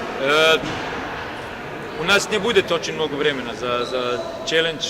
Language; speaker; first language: Russian; non-native, learner; Croatian